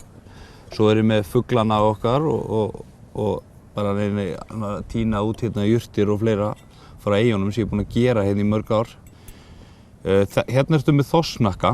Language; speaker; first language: Icelandic; native; Icelandic